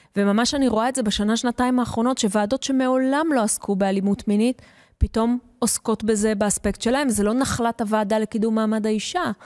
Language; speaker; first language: Hebrew; early bilingual, heritage; Hebrew